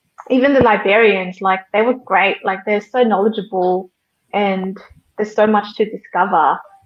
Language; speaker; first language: English; early bilingual, other home language; Vietnamese